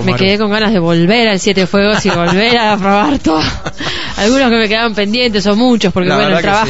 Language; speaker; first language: Spanish; native; Spanish